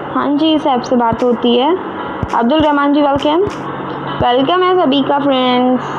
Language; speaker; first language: Hindi; native; Hindi